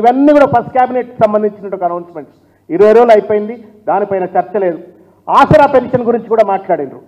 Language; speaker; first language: Telugu; native; Telugu